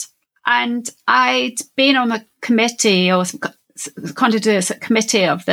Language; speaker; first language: English; native; English